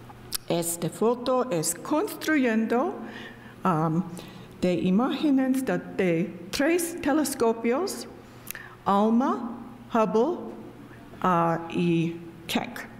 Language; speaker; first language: Spanish; non-native, learner; English